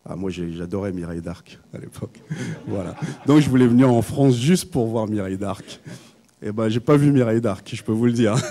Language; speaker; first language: French; early bilingual, other home language; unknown